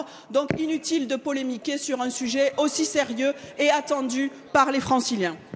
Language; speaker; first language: French; native; French